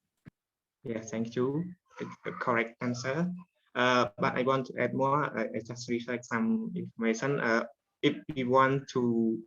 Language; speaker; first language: English; non-native, learner; Khmer